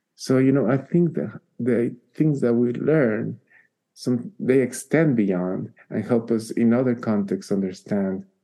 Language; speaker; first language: English; non-native, fluent; Spanish